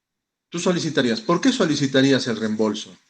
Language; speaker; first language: Spanish; native; Spanish